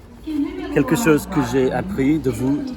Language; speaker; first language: French; non-native, fluent; English